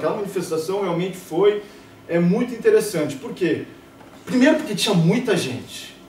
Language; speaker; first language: Portuguese; native; Portuguese